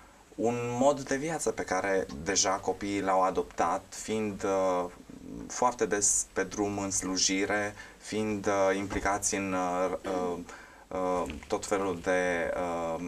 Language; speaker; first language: Romanian; native; Romanian